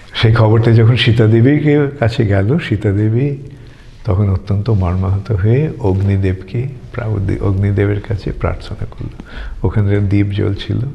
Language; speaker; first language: Bangla; native; Bangla